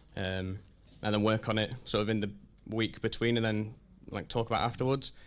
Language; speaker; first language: English; native; English